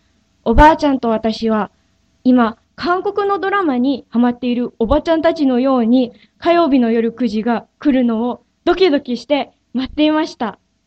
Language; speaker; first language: Japanese; non-native, fluent; English